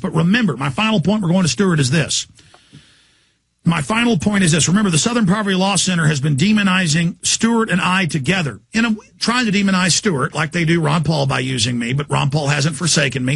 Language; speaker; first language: English; native; English